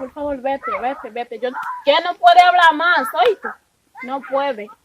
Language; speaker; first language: Spanish; non-native, fluent; Haitian Creole